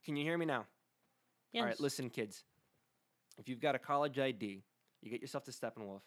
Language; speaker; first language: English; early bilingual, other home language; Spanish